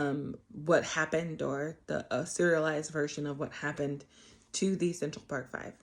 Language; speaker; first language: English; native; English